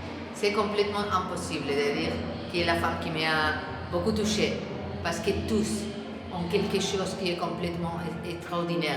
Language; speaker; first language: French; non-native, learner; Spanish